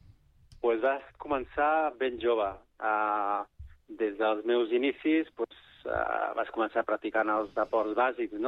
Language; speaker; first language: Catalan; non-native, local second language; Spanish